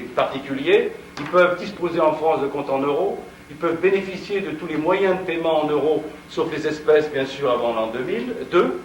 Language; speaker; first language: French; native; French